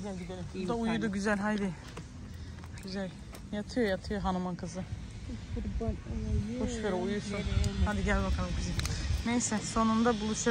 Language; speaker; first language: Turkish; early bilingual, heritage; Turkish